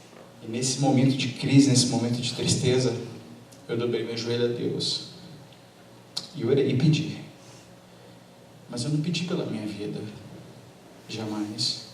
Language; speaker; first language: Portuguese; native; Portuguese